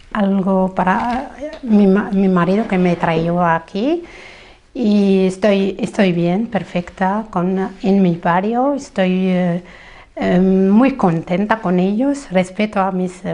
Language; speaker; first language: Spanish; non-native, fluent; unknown